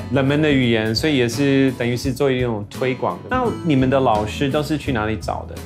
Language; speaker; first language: Chinese; native; Chinese